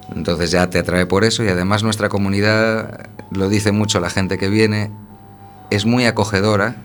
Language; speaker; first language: Spanish; native; Spanish